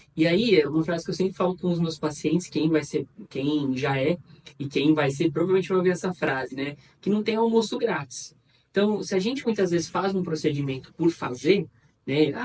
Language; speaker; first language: Portuguese; native; Portuguese